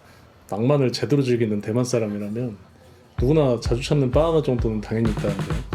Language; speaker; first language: Korean; native; Korean